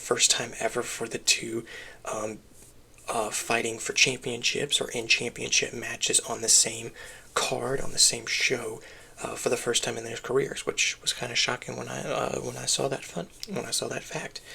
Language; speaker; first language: English; native; English